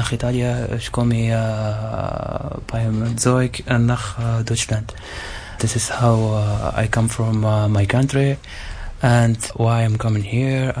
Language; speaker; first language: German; non-native, learner; Arabic